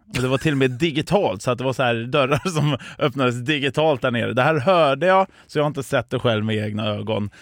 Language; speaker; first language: Swedish; native; Swedish